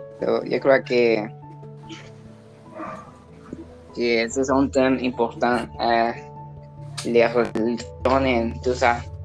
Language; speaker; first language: French; non-native, learner; Spanish